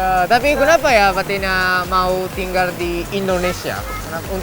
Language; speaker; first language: Indonesian; non-native, fluent; Japanese